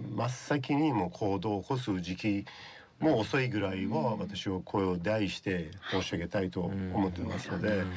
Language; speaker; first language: Japanese; non-native, fluent; Persian